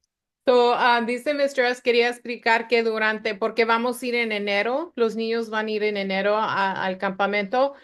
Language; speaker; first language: Spanish; early bilingual, other home language; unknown